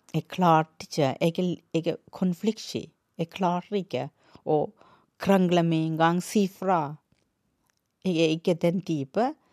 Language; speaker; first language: Norwegian; non-native, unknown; Tamil